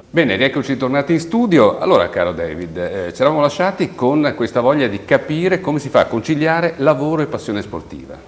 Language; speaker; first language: Italian; native; Italian